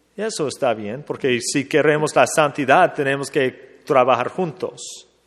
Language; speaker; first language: Spanish; non-native, fluent; English